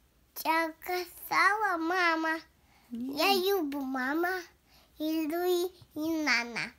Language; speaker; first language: Russian; early bilingual, heritage; Russian